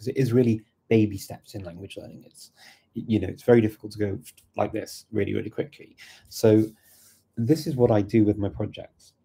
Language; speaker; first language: English; native; English